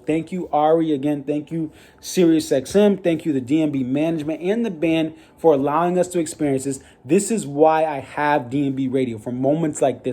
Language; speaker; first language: English; native; English